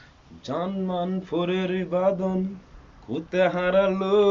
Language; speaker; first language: Bangla; non-native, fluent; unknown